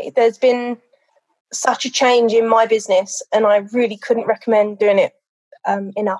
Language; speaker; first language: English; native; English